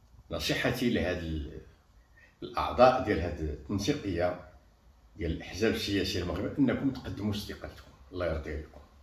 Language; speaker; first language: Arabic; native; Arabic